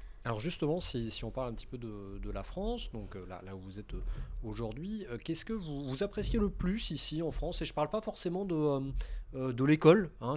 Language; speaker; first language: French; native; French